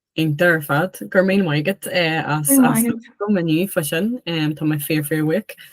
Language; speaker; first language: Irish; native; Irish